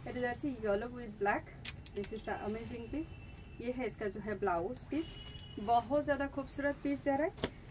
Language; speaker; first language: Hindi; non-native, local second language; Bangla